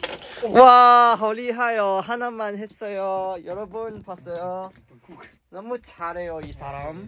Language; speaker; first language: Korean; non-native, fluent; Chinese